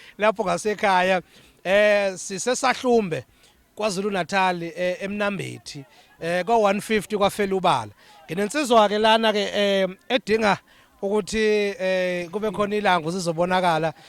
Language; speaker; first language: Zulu; native; Zulu